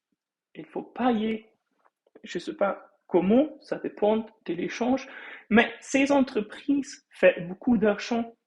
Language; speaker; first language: French; non-native, fluent; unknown